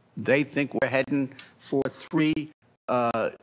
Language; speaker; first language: English; native; English